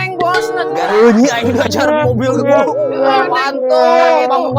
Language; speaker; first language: Indonesian; non-native, local second language; Sundanese